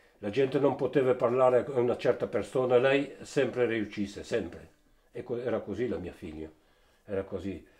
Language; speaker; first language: Italian; early bilingual, heritage; Italian